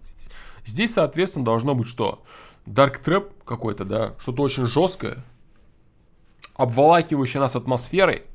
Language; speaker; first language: Russian; native; Russian